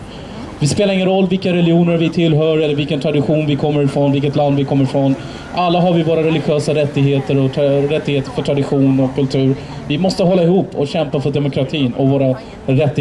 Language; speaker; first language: Swedish; early bilingual, other home language; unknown